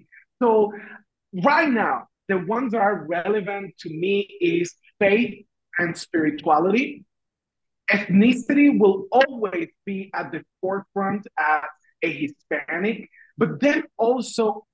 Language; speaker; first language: English; non-native, fluent; Spanish